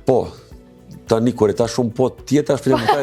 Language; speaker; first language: Albanian; non-native, learner; Serbian